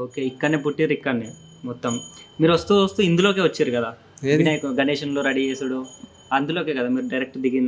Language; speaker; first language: Telugu; native; Telugu